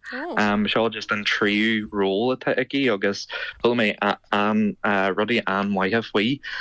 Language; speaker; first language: Irish; native; Irish